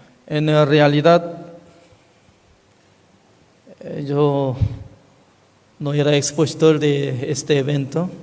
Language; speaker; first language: Spanish; non-native, fluent; Korean